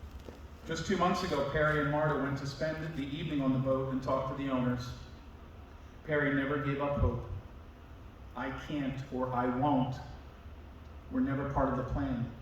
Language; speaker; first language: English; native; English